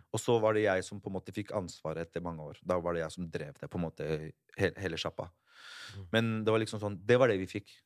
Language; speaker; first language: Norwegian; early bilingual, other home language; Spanish